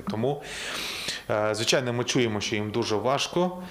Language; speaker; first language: Ukrainian; native; Ukrainian